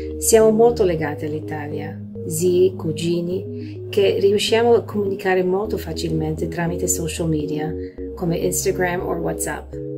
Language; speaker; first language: Italian; early bilingual, heritage; Italian